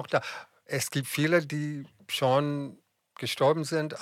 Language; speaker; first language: German; non-native, fluent; English